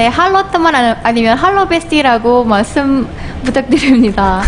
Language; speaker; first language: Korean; non-native, fluent; Indonesian